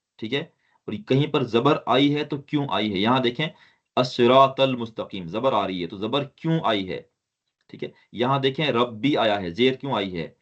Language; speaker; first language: Urdu; non-native, local second language; Sindhi